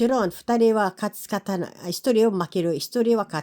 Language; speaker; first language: Japanese; non-native, learner; Filipino